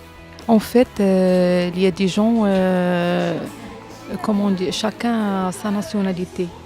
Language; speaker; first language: French; non-native, learner; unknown